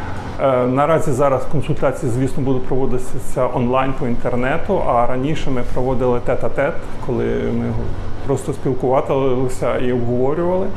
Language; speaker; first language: Ukrainian; native; Ukrainian